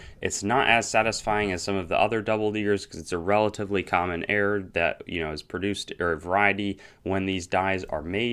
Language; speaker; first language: English; native; English